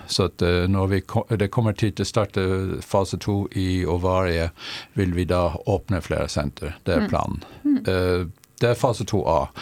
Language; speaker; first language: Norwegian; non-native, fluent; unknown